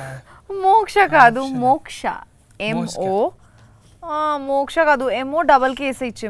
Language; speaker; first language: Telugu; non-native, learner; Bangla